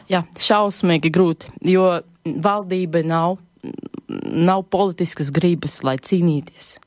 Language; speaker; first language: Latvian; non-native, local second language; Russian